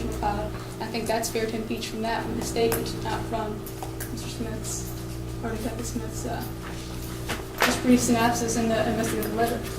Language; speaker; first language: English; native; English